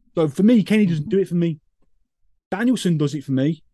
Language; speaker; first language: English; native; English